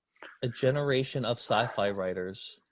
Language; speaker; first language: English; native; English